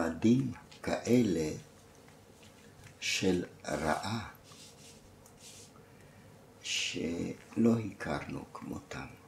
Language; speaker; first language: Hebrew; non-native, fluent; German